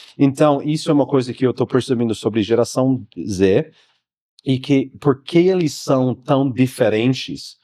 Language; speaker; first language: Portuguese; non-native, fluent; English